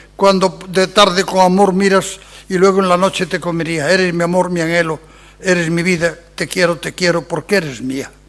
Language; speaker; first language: Spanish; non-native, local second language; Galician